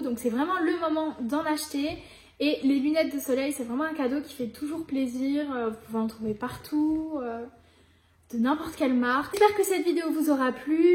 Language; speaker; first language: French; native; French